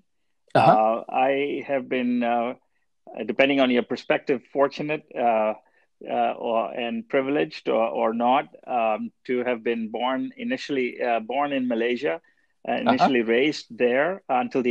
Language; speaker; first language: English; non-native, local second language; Tamil